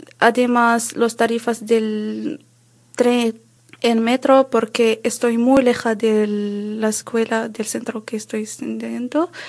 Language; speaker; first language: Spanish; non-native, learner; Arabic